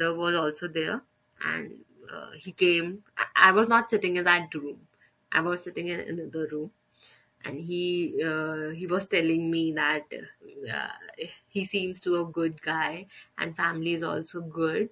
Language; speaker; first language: English; non-native, local second language; Hindi